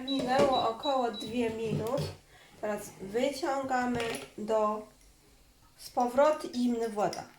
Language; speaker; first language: Polish; non-native, learner; Chinese